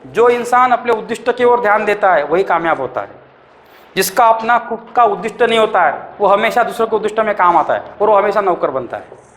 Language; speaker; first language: Hindi; non-native, local second language; Marathi